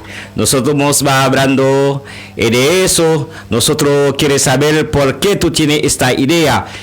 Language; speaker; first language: Spanish; non-native, learner; Haitian Creole